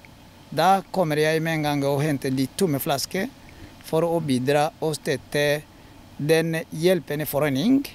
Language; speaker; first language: Norwegian; non-native, learner; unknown